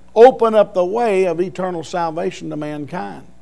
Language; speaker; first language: English; native; English